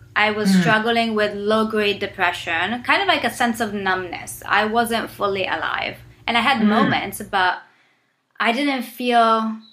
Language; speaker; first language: English; non-native, fluent; Italian